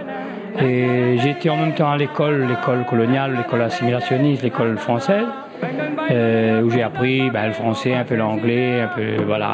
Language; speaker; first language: French; non-native, local second language; Réunion Creole French